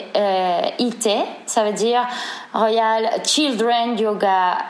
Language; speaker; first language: French; non-native, fluent; Spanish